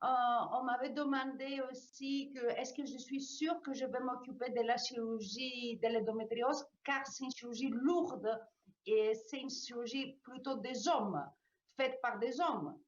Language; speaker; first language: French; non-native, fluent; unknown